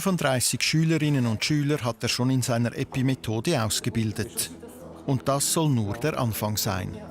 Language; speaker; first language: German; native; German